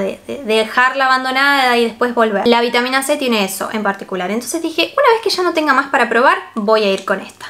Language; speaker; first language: Spanish; native; Spanish